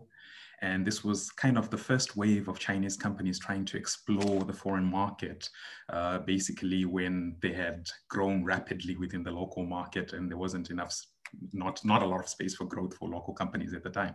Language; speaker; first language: English; non-native, local second language; Shona